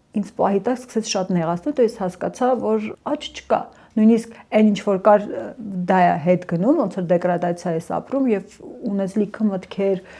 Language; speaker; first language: Armenian; early bilingual, heritage; Armenian